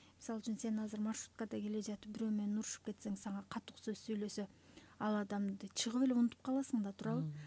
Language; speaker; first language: Kyrgyz; native; Kyrgyz